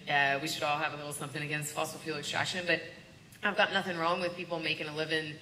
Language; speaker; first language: English; native; English